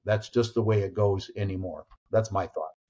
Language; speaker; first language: English; native; English